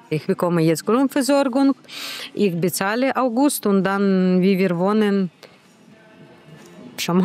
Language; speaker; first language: German; non-native, learner; Ukrainian